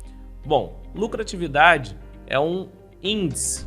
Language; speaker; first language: Portuguese; native; Portuguese